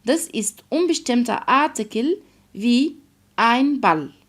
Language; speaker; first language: German; non-native, fluent; Arabic